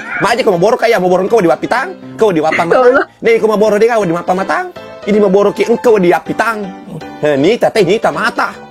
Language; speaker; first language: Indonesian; native; Indonesian